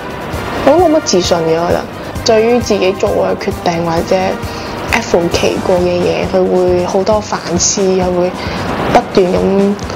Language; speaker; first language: Cantonese; native; Cantonese